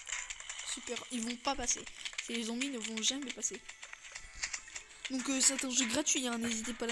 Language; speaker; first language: French; native; French